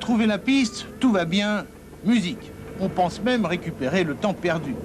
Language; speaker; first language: French; native; French